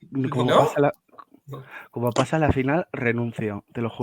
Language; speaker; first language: Spanish; native; Spanish